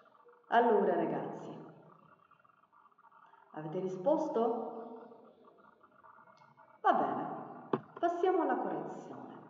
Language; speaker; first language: Italian; non-native, fluent; Arabic